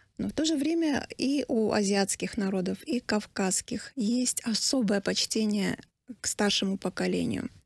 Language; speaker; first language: Russian; non-native, local second language; Armenian